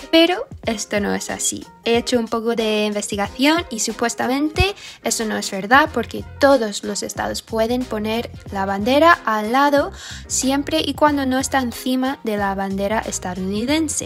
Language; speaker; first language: Spanish; non-native, fluent; English